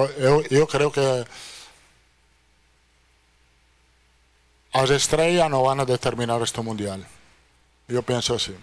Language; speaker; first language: Portuguese; non-native, fluent; Italian